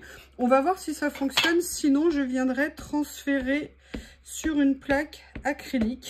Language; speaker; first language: French; native; French